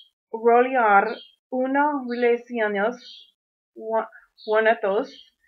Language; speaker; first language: Spanish; non-native, learner; English